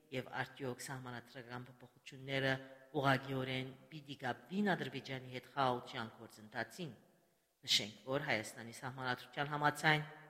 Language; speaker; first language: Armenian; early bilingual, heritage; Armenian